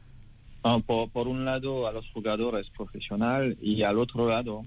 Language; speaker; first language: Spanish; non-native, fluent; French